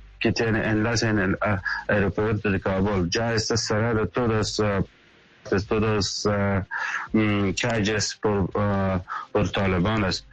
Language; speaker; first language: Spanish; non-native, learner; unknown